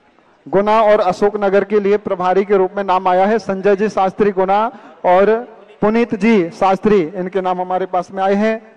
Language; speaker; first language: Hindi; native; Hindi